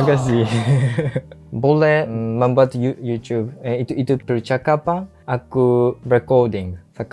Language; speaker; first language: Indonesian; non-native, learner; Japanese